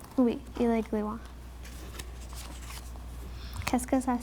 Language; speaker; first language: French; non-native, local second language; English